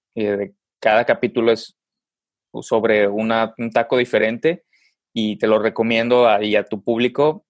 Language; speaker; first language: Spanish; native; Spanish